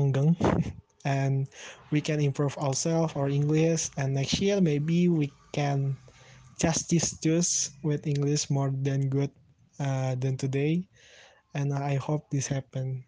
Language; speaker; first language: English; non-native, learner; Indonesian